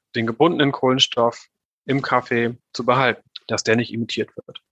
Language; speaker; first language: German; native; German